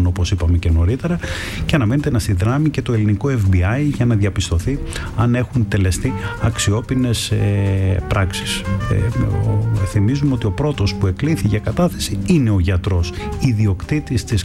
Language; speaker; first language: Greek; native; Greek